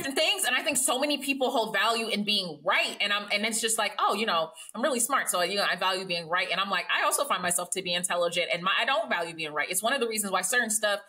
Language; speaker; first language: English; native; English